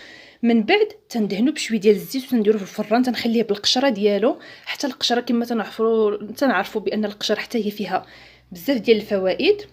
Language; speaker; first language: Arabic; native; Arabic